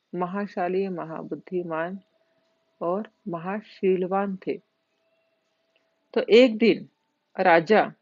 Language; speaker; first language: Hindi; non-native, local second language; Marathi